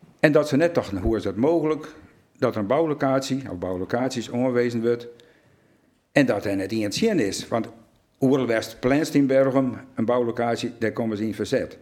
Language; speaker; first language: Dutch; non-native, local second language; Western Frisian